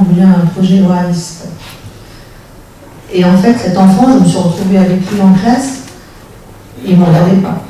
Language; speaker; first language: French; native; French